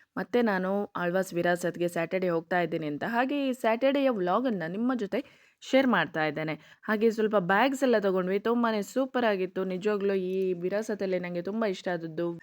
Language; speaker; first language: Kannada; non-native, local second language; Konkani